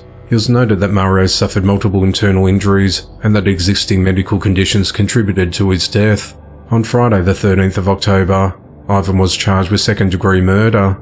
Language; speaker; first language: English; native; English